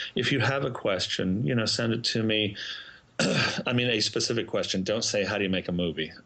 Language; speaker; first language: English; native; English